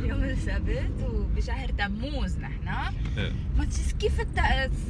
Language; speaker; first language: Arabic; native; Arabic